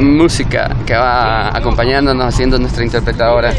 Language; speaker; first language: Spanish; native; Spanish